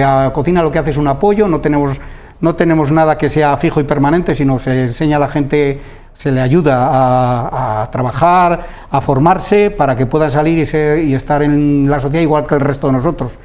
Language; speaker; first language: Spanish; native; Spanish